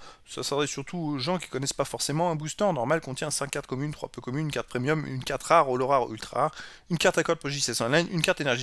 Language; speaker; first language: French; native; French